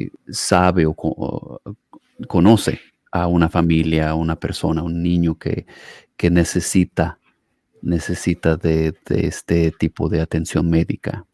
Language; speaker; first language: Spanish; non-native, fluent; English